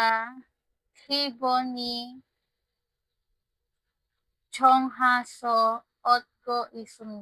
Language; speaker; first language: Korean; non-native, learner; Filipino